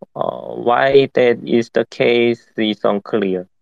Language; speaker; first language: English; non-native, fluent; Korean